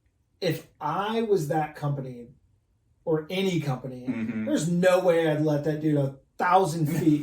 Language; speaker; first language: English; native; English